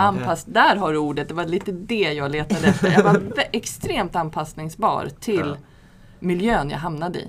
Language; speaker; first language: Swedish; native; Swedish